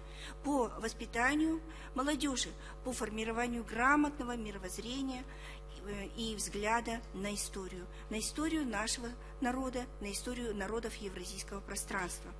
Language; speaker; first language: Russian; native; Russian